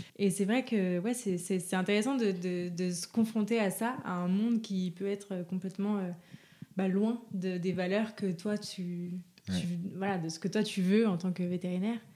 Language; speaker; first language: French; native; French